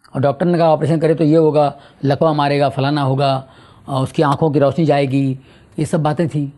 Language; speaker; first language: Hindi; non-native, local second language; Telugu